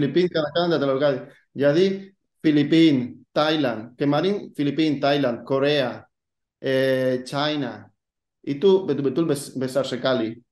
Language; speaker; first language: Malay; non-native, fluent; Spanish